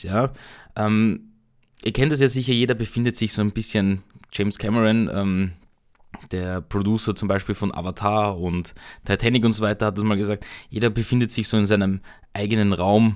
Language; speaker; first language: German; native; German